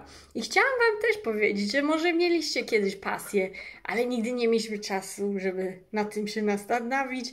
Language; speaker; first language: Polish; early bilingual, heritage; English